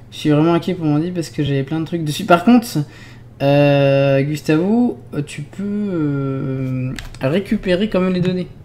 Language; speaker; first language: French; native; French